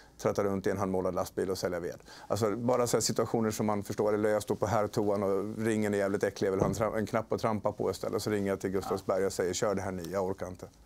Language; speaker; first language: Swedish; native; Swedish